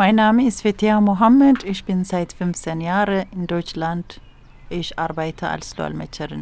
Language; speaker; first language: German; non-native, fluent; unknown